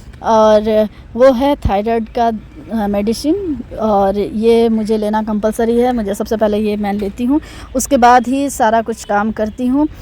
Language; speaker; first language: Hindi; non-native, local second language; Bangla